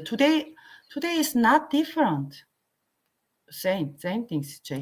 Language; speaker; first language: English; non-native, learner; Korean